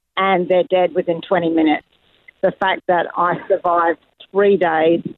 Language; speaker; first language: English; native; English